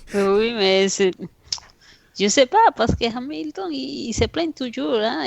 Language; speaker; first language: French; non-native, fluent; Spanish